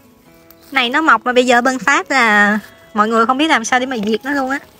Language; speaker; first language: Vietnamese; native; Vietnamese